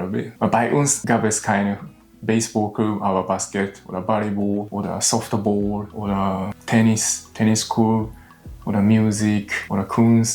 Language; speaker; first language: German; non-native, learner; Japanese